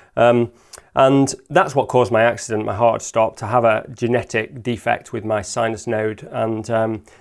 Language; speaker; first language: English; native; English